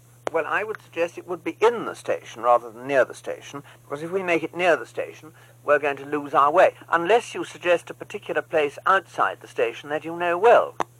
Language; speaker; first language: English; native; English